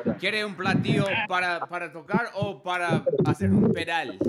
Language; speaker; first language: Spanish; non-native, learner; English